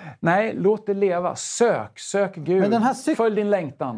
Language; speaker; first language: Swedish; native; Swedish